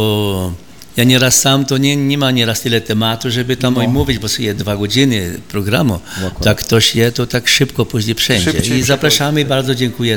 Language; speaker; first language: Polish; early bilingual, heritage; Polish